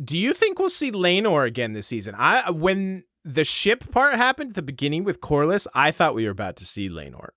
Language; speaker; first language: English; native; English